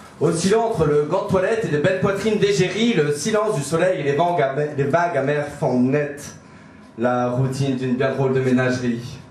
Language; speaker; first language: French; native; French